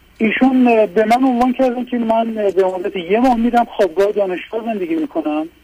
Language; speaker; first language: Persian; non-native, local second language; Azerbaijani